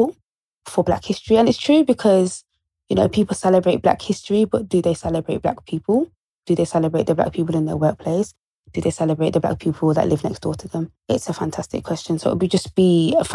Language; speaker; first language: English; native; English